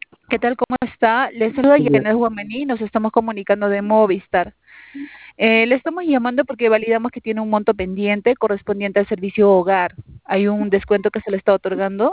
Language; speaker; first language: Spanish; native; Spanish